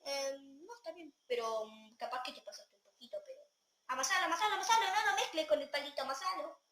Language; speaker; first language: Spanish; native; Spanish